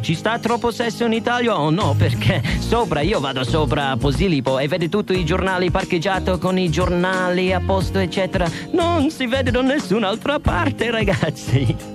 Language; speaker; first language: Italian; non-native, fluent; English